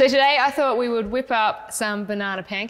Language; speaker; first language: English; native; English